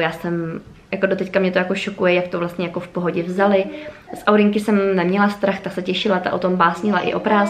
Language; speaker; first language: Czech; native; Czech